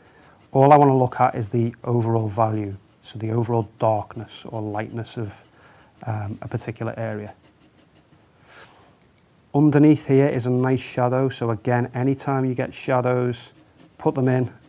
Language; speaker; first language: English; native; English